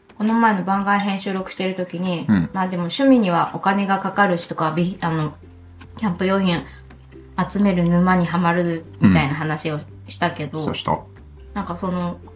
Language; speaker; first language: Japanese; native; Japanese